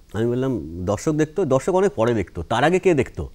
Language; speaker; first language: Bangla; native; Bangla